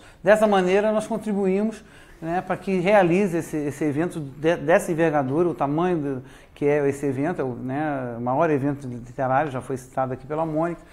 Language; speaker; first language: Portuguese; native; Portuguese